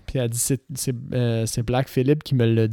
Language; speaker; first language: French; native; French